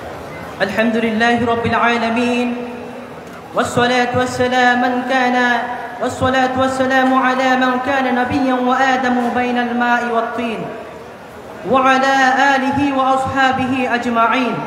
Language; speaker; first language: Arabic; non-native, learner; Bangla